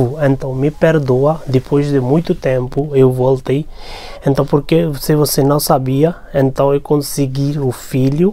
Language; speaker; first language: Portuguese; non-native, learner; Hindi